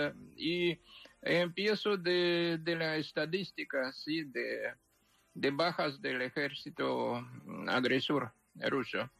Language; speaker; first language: Spanish; non-native, fluent; Ukrainian